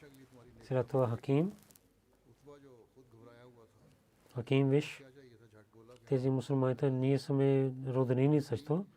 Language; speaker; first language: Bulgarian; non-native, learner; Urdu